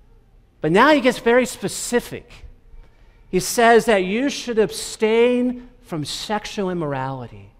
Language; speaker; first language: English; native; English